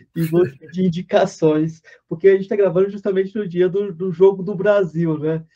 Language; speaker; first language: Portuguese; native; Portuguese